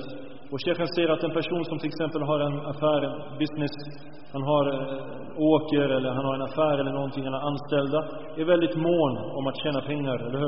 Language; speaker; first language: Swedish; early bilingual, other home language; Arabic